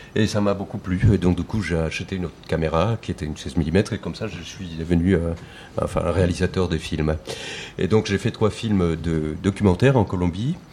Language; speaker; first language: French; non-native, fluent; Spanish